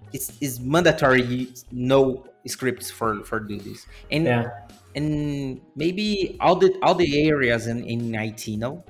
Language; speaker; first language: English; non-native, learner; Portuguese